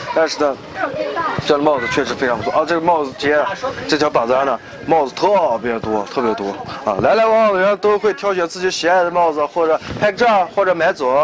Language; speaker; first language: Chinese; native; Chinese